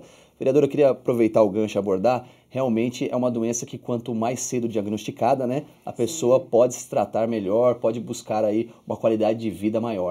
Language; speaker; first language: Portuguese; native; Portuguese